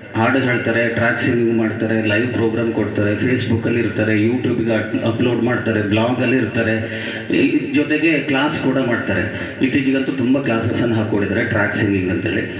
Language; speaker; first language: Kannada; native; Kannada